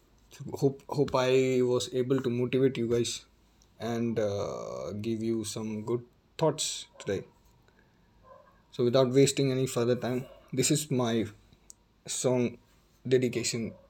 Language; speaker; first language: English; non-native, local second language; Malayalam